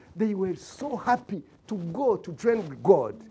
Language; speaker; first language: English; non-native, local second language; Kinyarwanda